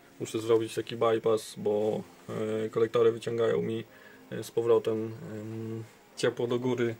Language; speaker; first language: Polish; native; Polish